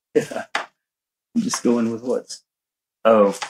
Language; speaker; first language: English; native; English